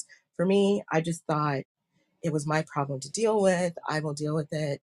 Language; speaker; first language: English; native; English